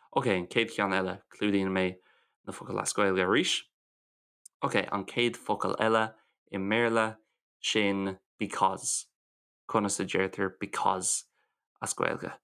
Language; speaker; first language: Irish; non-native, local second language; English